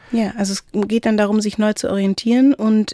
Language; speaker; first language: German; native; German